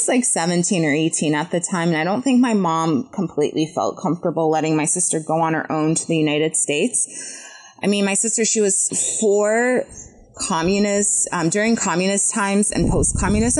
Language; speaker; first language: English; early bilingual, other home language; Polish